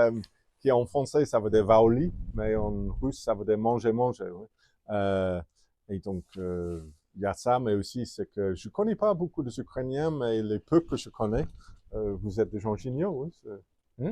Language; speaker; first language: French; non-native, fluent; English